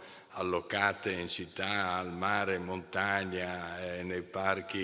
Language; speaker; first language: Italian; native; Italian